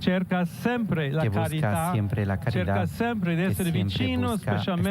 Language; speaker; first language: Italian; non-native, fluent; English